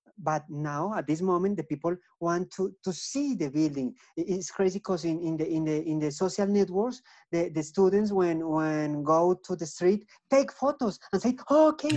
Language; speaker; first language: English; non-native, learner; Spanish